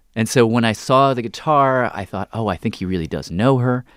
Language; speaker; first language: English; native; English